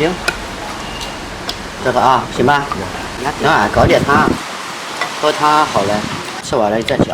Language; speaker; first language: Chinese; native; Chinese